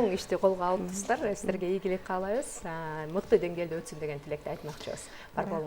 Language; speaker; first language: Kyrgyz; native; Kyrgyz